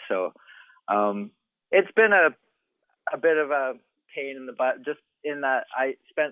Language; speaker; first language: English; native; English